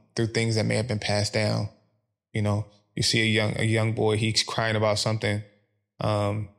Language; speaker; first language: English; native; English